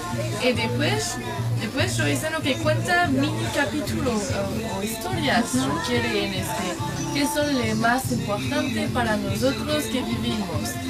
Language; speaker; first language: Spanish; non-native, learner; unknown